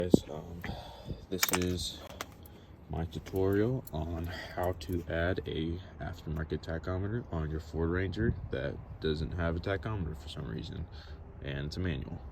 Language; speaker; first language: English; native; English